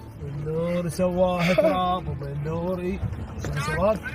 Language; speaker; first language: Arabic; native; Arabic